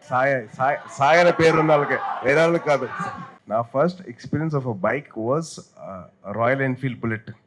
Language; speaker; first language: English; non-native, local second language; Telugu